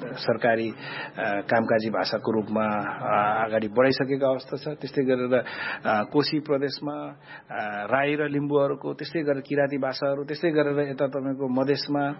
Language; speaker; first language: Nepali; non-native, local second language; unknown